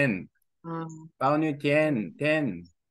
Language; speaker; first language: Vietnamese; non-native, learner; Korean